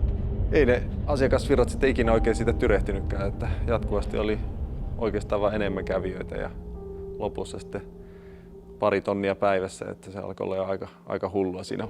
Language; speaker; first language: Finnish; native; Finnish